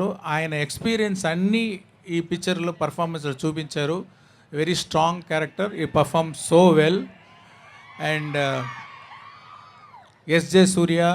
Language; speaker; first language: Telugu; non-native, learner; Tamil